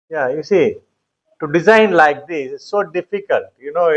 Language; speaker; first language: English; non-native, local second language; Tamil